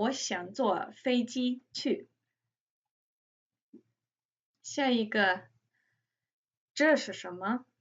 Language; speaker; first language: Chinese; non-native, fluent; English